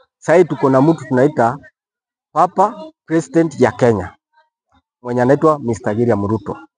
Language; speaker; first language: Swahili; non-native, local second language; Gusii